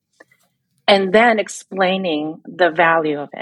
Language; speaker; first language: English; native; English